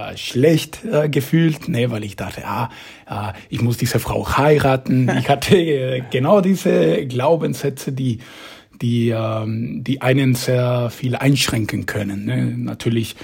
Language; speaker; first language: German; non-native, fluent; Spanish